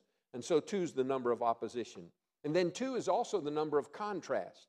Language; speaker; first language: English; native; English